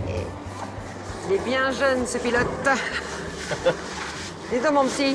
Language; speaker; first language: French; native; French